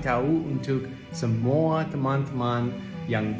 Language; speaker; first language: Indonesian; non-native, learner; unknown